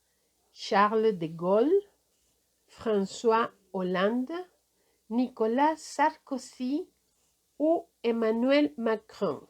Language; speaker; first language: French; non-native, fluent; Spanish